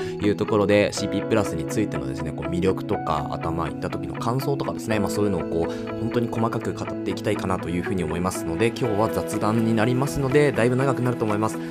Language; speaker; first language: Japanese; native; Japanese